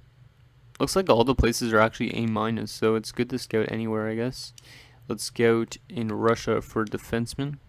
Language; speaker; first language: English; native; English